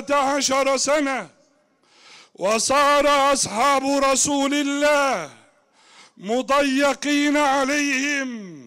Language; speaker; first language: Arabic; non-native, fluent; Turkish